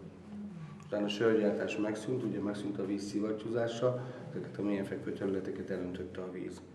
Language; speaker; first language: Hungarian; native; Hungarian